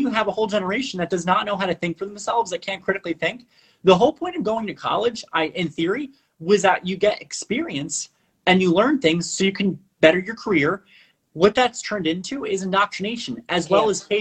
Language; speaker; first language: English; non-native, fluent; Spanish